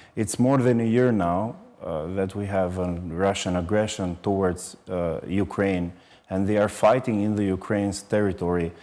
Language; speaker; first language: English; non-native, fluent; Albanian